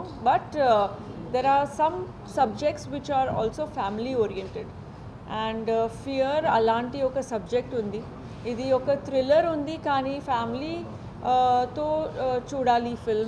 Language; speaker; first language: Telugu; non-native, learner; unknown